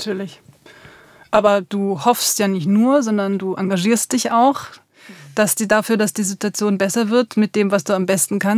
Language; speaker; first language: German; native; German